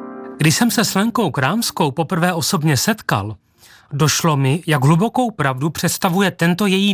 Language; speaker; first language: Czech; native; Czech